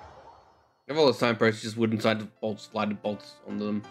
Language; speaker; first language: English; native; English